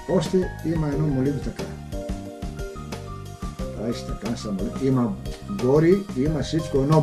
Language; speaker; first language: Bulgarian; non-native, learner; Greek